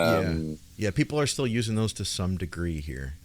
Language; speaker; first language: English; native; English